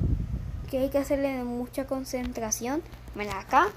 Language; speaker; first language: Spanish; native; Spanish